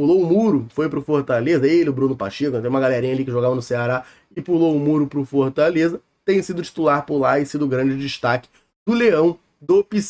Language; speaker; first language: Portuguese; native; Portuguese